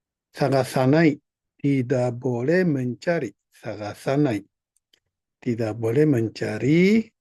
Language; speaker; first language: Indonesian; non-native, fluent; Japanese